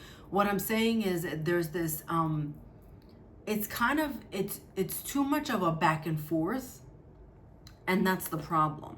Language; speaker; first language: English; native; English